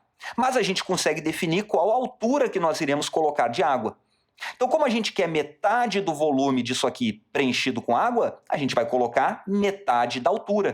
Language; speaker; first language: Portuguese; native; Portuguese